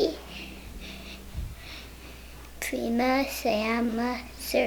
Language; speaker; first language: Spanish; non-native, learner; English